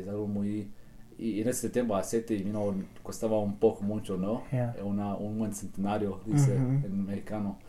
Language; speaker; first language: Spanish; early bilingual, heritage; Spanish